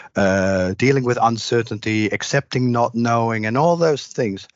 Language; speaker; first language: English; non-native, fluent; Dutch